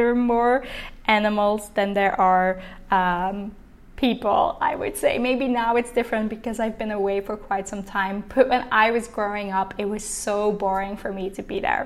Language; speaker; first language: English; non-native, fluent; Dutch